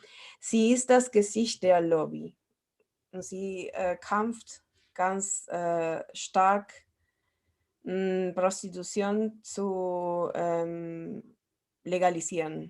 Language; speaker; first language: German; non-native, fluent; Spanish